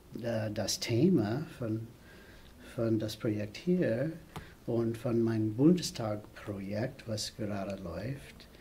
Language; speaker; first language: German; non-native, fluent; English